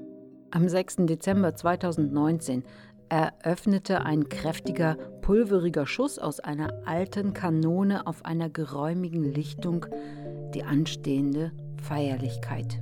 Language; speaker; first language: German; native; German